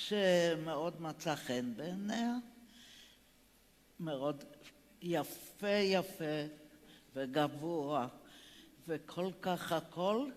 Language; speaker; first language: Hebrew; non-native, fluent; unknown